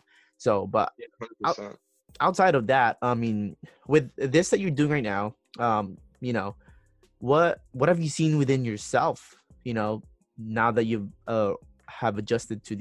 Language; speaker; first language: English; non-native, local second language; Filipino